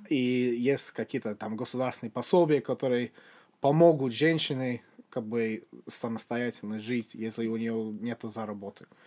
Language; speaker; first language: Russian; non-native, fluent; English